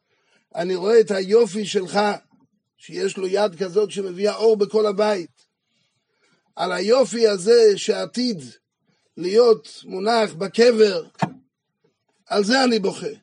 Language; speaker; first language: Hebrew; non-native, fluent; French